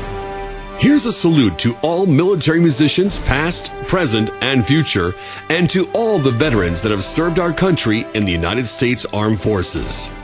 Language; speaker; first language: English; native; English